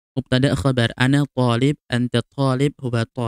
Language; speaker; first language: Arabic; non-native, fluent; Indonesian